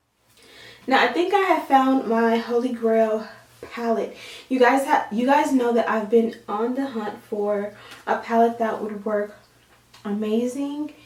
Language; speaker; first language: English; native; English